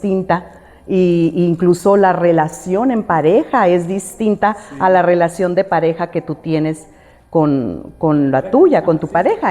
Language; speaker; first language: Spanish; native; Spanish